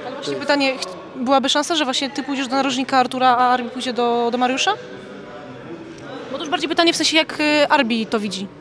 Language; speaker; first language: Polish; native; Polish